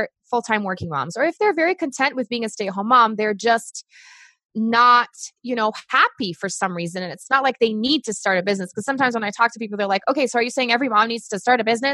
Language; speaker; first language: English; non-native, fluent; Portuguese